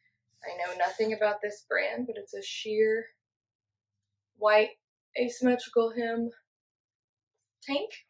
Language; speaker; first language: English; native; English